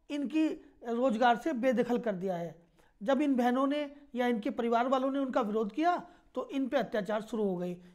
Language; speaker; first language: Hindi; native; Hindi